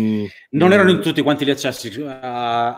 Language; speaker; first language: Italian; native; Italian